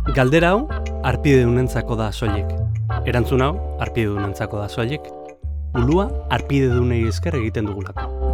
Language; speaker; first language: Basque; native; Basque